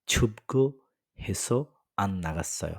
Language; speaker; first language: Korean; non-native, fluent; Bangla